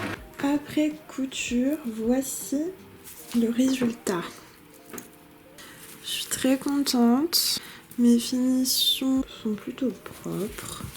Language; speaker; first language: French; native; French